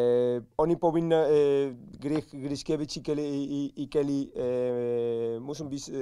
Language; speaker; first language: Polish; non-native, learner; Spanish